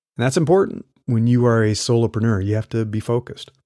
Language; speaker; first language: English; native; English